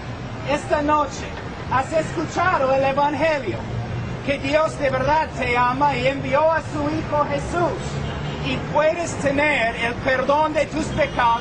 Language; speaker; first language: Spanish; non-native, fluent; English